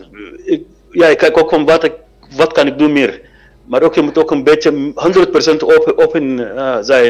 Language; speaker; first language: Dutch; non-native, fluent; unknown